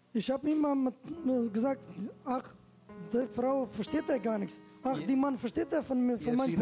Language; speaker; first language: German; non-native, learner; Turkish